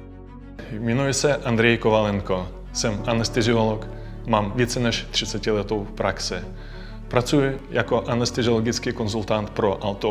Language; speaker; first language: Czech; non-native, fluent; Russian